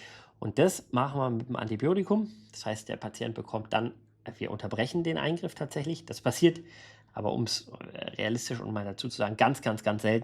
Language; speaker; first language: German; native; German